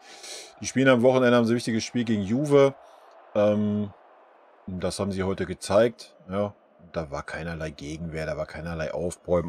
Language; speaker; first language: German; native; German